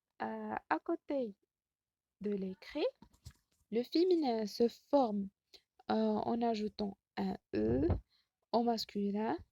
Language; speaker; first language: French; non-native, local second language; Arabic